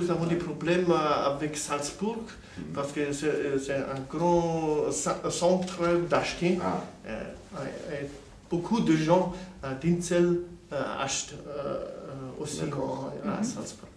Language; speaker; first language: French; non-native, learner; German